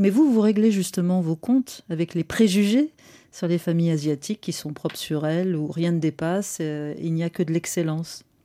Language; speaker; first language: French; native; French